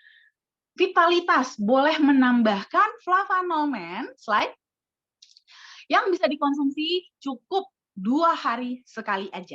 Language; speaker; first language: Indonesian; native; Indonesian